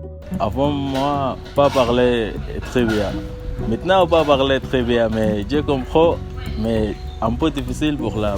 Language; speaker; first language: French; non-native, learner; Arabic